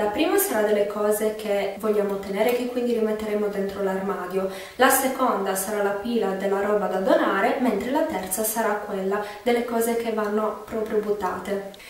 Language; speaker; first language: Italian; native; Italian